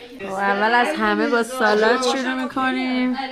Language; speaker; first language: Persian; native; Persian